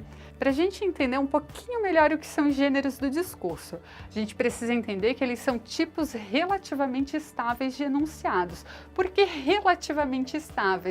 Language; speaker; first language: Portuguese; native; Portuguese